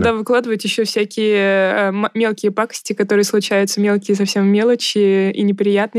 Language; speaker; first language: Russian; native; Russian